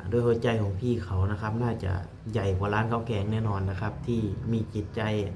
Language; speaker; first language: Thai; native; Thai